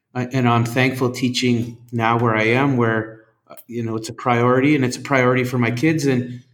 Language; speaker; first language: English; native; English